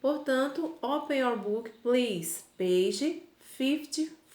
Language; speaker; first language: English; non-native, fluent; Portuguese